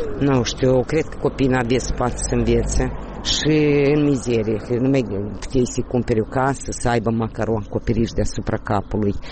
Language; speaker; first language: Romanian; native; Romanian